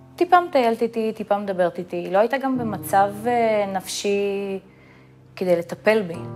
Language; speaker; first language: Hebrew; early bilingual, other home language; Russian